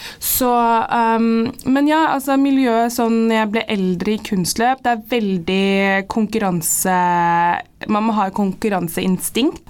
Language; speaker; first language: Norwegian; early bilingual, other home language; English